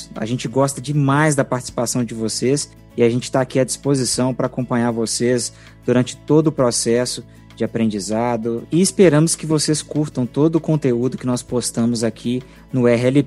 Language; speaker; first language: Portuguese; native; Portuguese